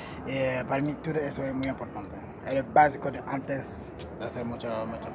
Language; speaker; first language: Spanish; non-native, learner; Portuguese